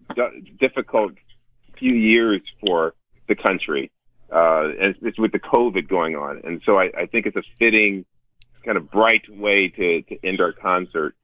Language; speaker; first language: English; native; English